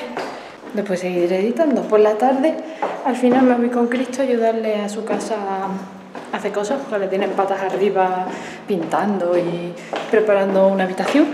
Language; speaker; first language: Spanish; native; Spanish